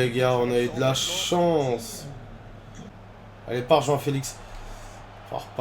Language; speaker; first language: French; native; French